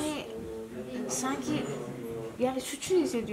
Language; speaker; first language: Turkish; non-native, learner; Indonesian